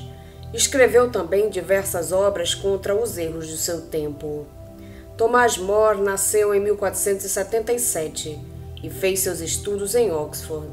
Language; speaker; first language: Portuguese; native; Portuguese